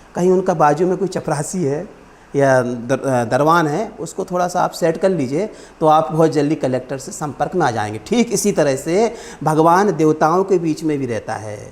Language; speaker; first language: Hindi; native; Hindi